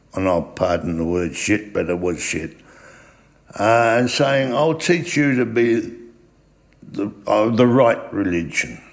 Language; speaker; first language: English; early bilingual, other home language; German